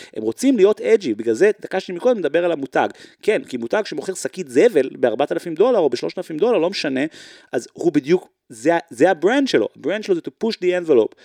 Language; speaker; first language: Hebrew; native; Hebrew